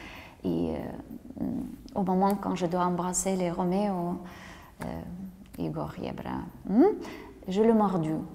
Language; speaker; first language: French; non-native, learner; Russian